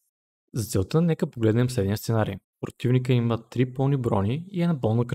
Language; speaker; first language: Bulgarian; native; Bulgarian